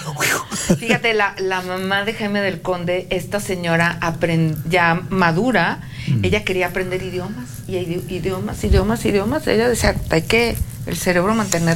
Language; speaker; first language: Spanish; native; Spanish